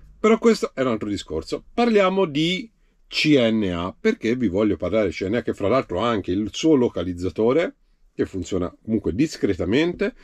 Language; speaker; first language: Italian; native; Italian